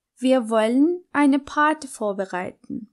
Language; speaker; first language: German; non-native, fluent; Turkish